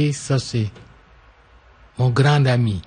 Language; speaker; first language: French; non-native, local second language; English